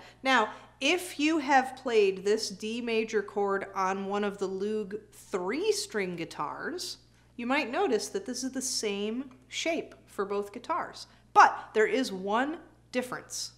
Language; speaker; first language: English; native; English